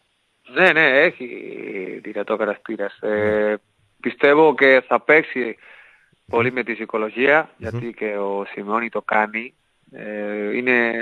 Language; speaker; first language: Greek; non-native, fluent; Spanish